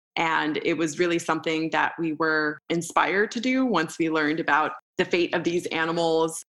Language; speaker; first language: English; early bilingual, other home language; Romanian